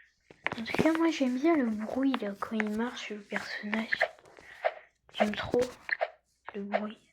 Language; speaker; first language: French; native; French